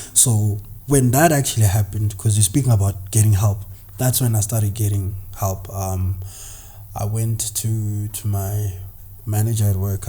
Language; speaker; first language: English; non-native, local second language; Zulu